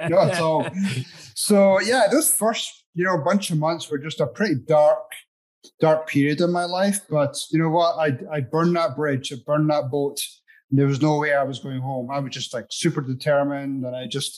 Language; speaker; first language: English; native; English